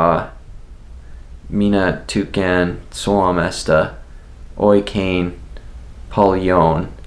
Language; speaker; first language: Finnish; non-native, learner; English